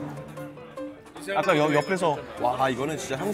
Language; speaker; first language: Korean; native; Korean